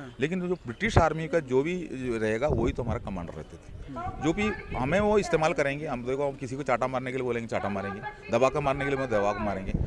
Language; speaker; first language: Hindi; non-native, local second language; Malayalam